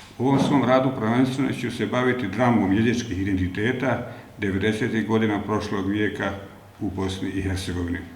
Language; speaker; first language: Bosnian; native; Bosnian